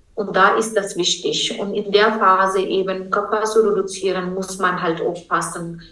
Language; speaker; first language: German; non-native, fluent; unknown